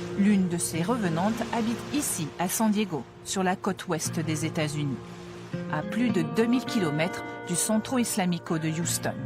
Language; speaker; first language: French; native; French